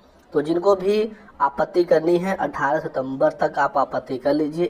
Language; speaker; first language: Hindi; native; Hindi